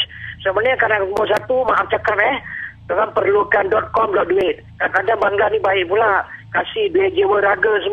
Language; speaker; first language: Malay; native; Malay